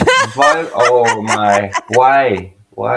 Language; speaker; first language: English; non-native, learner; Portuguese